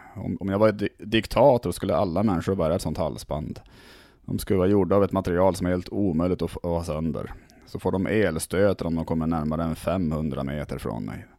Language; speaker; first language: Swedish; native; Swedish